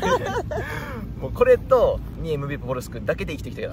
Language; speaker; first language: Japanese; native; Japanese